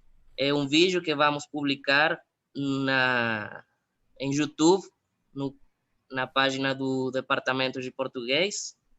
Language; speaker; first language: Portuguese; non-native, fluent; Spanish